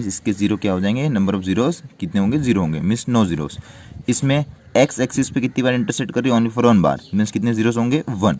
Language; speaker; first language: Hindi; native; Hindi